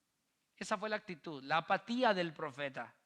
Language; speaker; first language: Spanish; native; Spanish